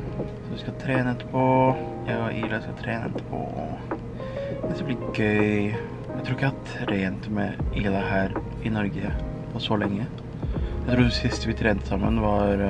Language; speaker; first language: Norwegian; early bilingual, other home language; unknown